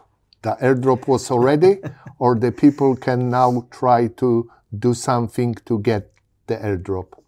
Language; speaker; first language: English; non-native, learner; Polish